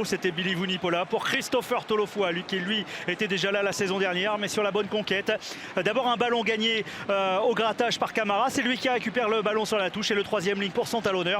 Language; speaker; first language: French; native; French